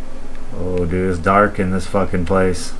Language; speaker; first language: English; native; English